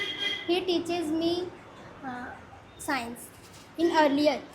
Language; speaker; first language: English; non-native, learner; Hindi